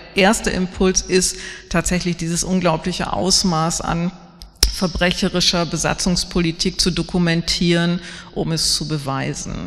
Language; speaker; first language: German; native; German